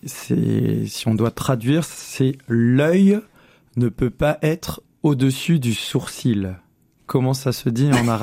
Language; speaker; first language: French; native; French